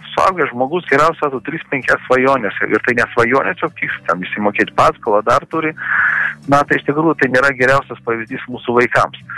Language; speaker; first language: Lithuanian; early bilingual, heritage; Lithuanian